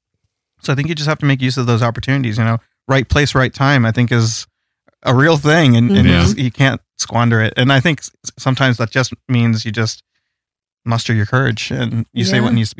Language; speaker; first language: English; early bilingual, other home language; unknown